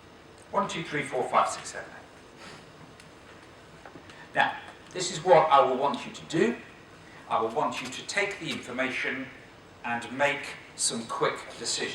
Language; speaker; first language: English; native; English